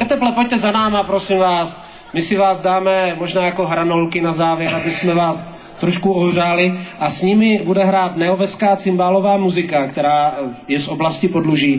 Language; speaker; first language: Czech; native; Czech